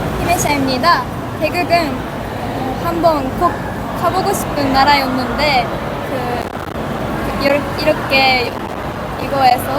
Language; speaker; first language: Korean; non-native, learner; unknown